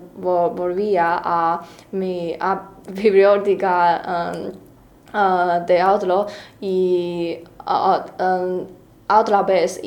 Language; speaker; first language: Spanish; non-native, learner; Chinese